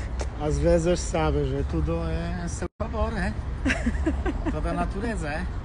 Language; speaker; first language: Portuguese; non-native, learner; Polish